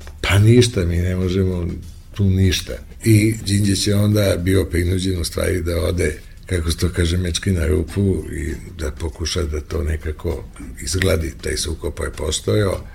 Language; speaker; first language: Serbian; native; Serbian